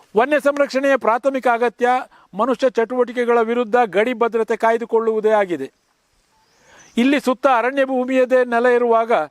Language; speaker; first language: Kannada; native; Kannada